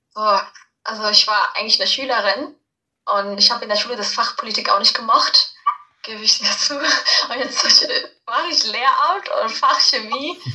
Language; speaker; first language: German; early bilingual, other home language; Punjabi